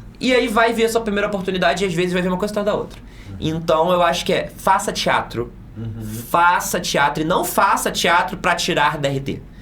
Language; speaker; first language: Portuguese; native; Portuguese